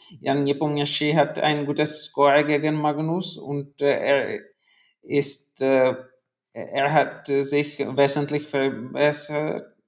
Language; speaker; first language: German; non-native, learner; Czech